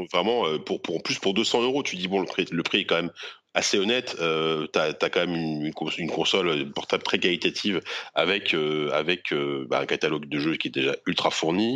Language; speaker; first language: French; native; French